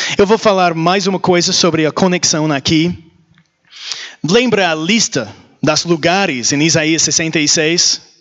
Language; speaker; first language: Portuguese; non-native, learner; English